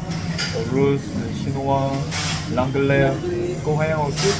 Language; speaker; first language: French; non-native, learner; Korean